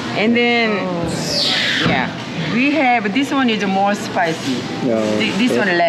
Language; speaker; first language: English; non-native, learner; Lao